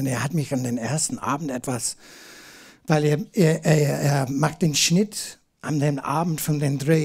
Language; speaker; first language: German; non-native, learner; English